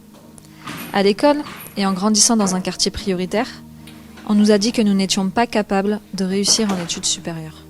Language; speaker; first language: French; native; French